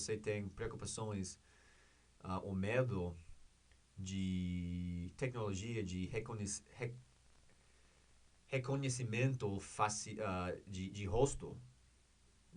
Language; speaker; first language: Portuguese; non-native, learner; English